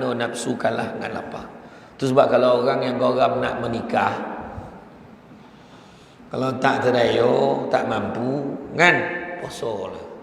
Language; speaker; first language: Malay; native; Malay